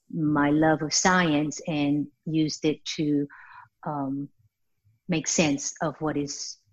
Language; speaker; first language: English; early bilingual, other home language; Spanish